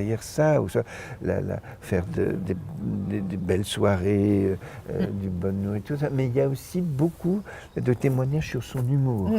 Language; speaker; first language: French; native; French